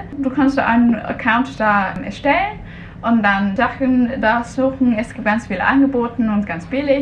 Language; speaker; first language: German; non-native, fluent; Cantonese